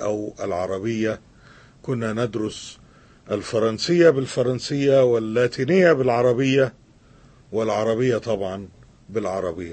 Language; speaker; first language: Arabic; native; Arabic